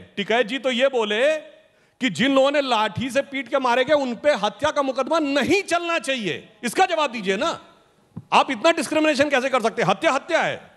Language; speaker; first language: Hindi; native; Hindi